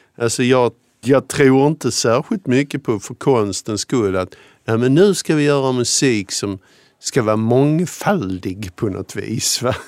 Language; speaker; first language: Swedish; native; Swedish